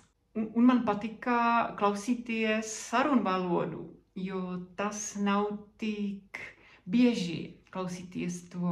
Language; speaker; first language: Latvian; non-native, fluent; Czech